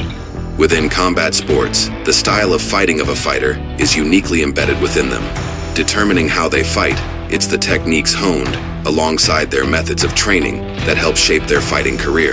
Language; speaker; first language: English; native; English